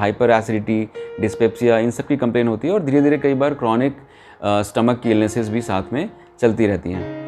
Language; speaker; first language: Hindi; native; Hindi